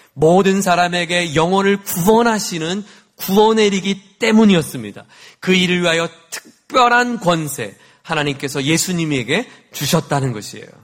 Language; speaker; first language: Korean; native; Korean